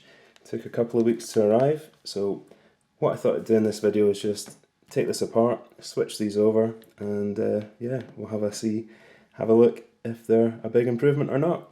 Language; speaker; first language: English; native; English